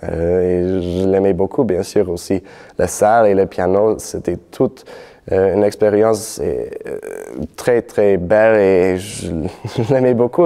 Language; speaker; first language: French; non-native, fluent; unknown